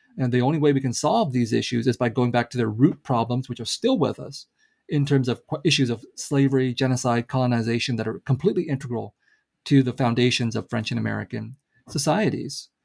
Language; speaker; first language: English; early bilingual, other home language; Vietnamese